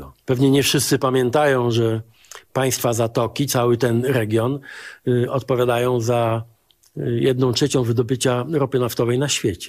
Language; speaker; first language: Polish; native; Polish